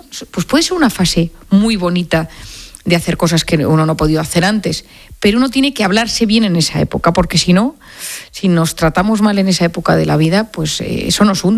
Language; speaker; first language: Spanish; native; Spanish